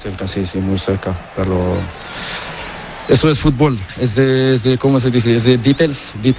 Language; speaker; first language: Spanish; non-native, learner; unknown